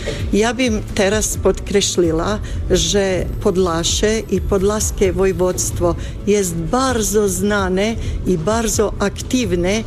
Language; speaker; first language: Polish; non-native, fluent; Bosnian